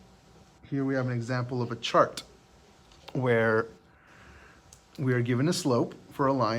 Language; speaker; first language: English; native; English